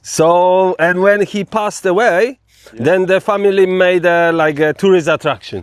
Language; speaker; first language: English; non-native, learner; Polish